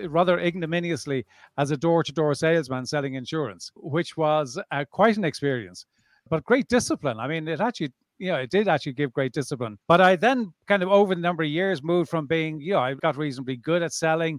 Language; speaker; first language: English; native; English